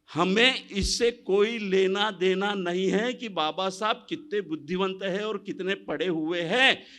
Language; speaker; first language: Hindi; non-native, local second language; Marathi